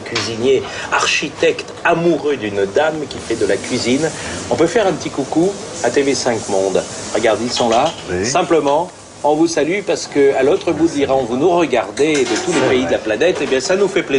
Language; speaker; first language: French; native; French